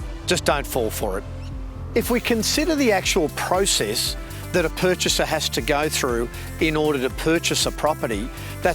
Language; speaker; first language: English; native; English